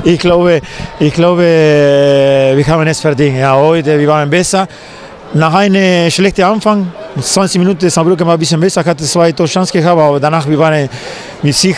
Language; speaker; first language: German; non-native, fluent; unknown